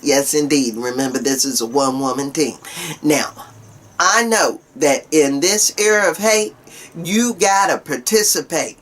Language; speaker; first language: English; native; English